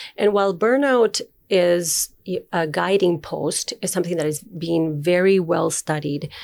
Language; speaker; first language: English; non-native, fluent; Spanish